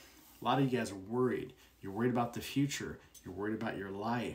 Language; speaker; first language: English; native; English